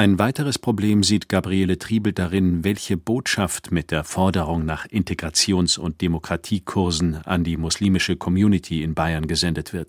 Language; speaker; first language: German; native; German